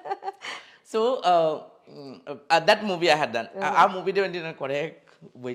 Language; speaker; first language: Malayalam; non-native, fluent; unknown